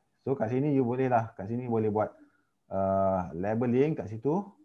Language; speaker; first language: Malay; native; Malay